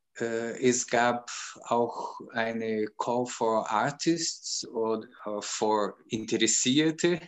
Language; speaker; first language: German; non-native, fluent; Portuguese